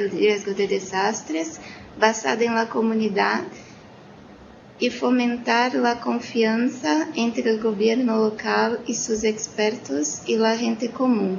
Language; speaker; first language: Spanish; non-native, learner; Portuguese